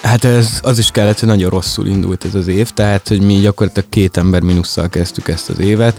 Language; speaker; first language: Hungarian; native; Hungarian